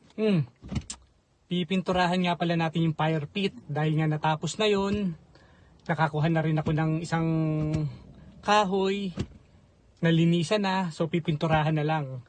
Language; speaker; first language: Filipino; native; Filipino